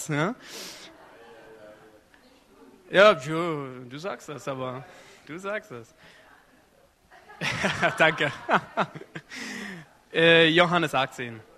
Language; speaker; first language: German; non-native, fluent; Arabic